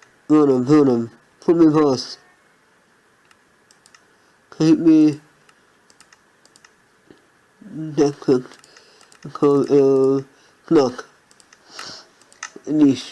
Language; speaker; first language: Irish; non-native, learner; English